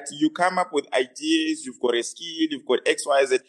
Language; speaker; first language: English; non-native, local second language; North Ndebele